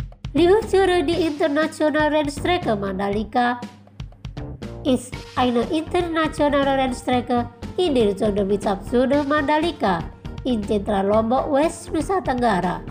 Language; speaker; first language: German; non-native, learner; Indonesian